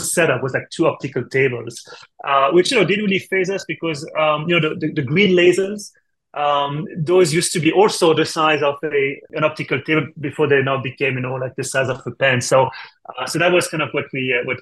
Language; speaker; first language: English; non-native, fluent; French